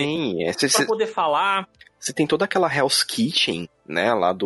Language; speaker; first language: Portuguese; native; Portuguese